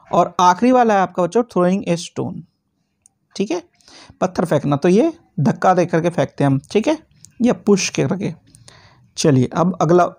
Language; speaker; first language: Hindi; native; Hindi